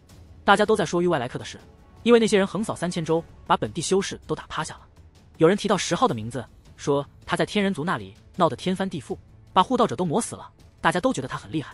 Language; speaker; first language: Chinese; native; Chinese